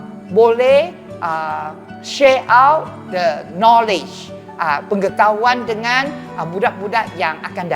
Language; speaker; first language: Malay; non-native, local second language; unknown